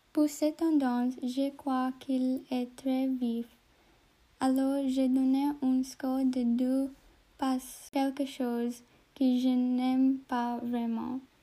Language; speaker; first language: French; non-native, learner; English